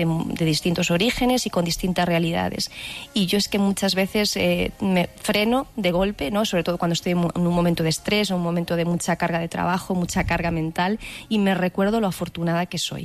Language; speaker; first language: Spanish; native; Spanish